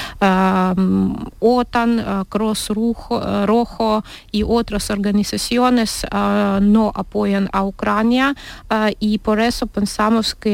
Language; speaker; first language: Spanish; non-native, learner; Ukrainian